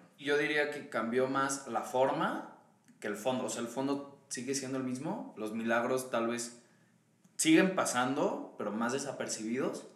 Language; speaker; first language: Spanish; native; Spanish